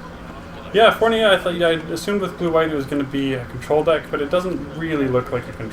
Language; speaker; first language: English; native; English